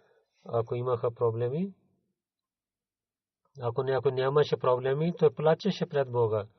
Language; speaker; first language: Bulgarian; non-native, fluent; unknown